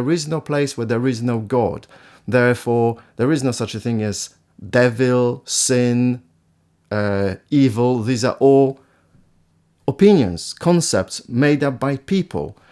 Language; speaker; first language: English; non-native, fluent; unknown